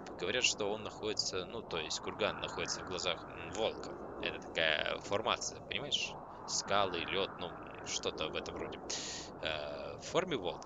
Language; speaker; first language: Russian; native; Russian